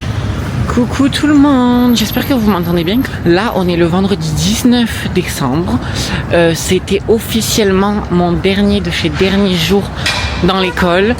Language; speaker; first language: French; native; French